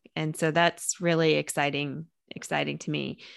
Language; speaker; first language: English; native; English